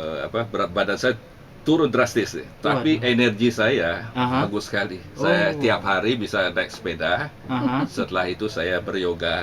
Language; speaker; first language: Indonesian; non-native, local second language; Javanese